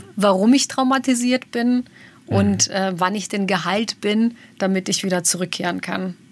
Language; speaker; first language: German; early bilingual, other home language; Bosnian